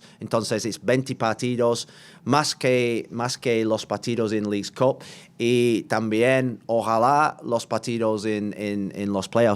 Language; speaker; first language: Spanish; non-native, learner; English